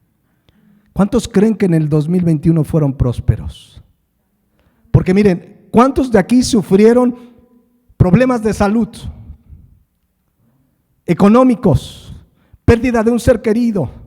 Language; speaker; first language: Spanish; native; Spanish